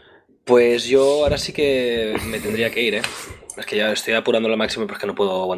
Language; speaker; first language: Spanish; native; Spanish